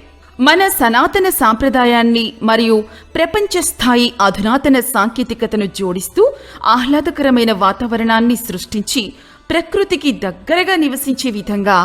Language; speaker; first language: Telugu; native; Telugu